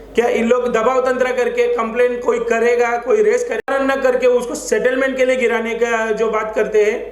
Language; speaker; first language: Hindi; non-native, local second language; Marathi